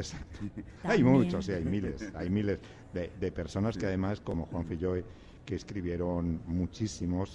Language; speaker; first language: Spanish; native; Spanish